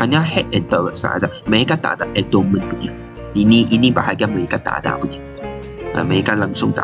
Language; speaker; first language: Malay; non-native, local second language; Chinese